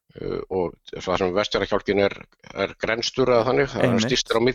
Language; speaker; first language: Icelandic; native; Icelandic